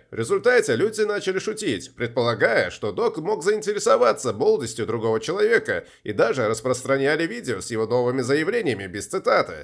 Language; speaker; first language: Russian; native; Russian